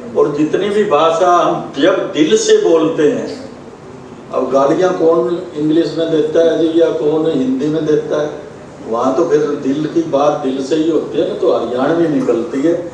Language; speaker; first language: Hindi; native; Hindi